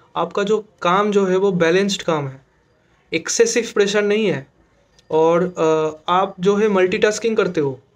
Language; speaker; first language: Hindi; non-native, local second language; Bangla